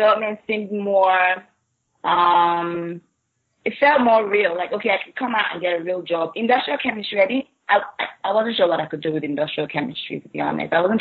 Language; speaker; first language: English; non-native, local second language; Igbo